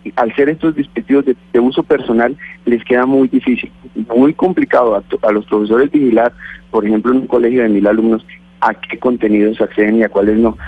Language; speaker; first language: Spanish; native; Spanish